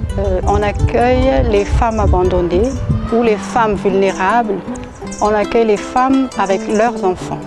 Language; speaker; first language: French; non-native, local second language; Malagasy